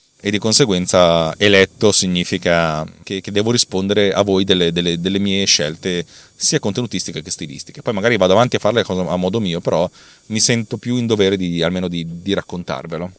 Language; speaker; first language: Italian; native; Italian